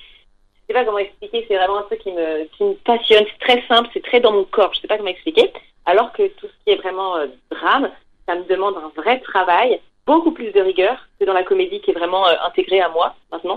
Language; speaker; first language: French; native; French